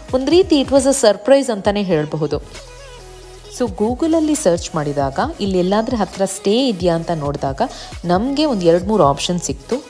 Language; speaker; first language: Kannada; native; Kannada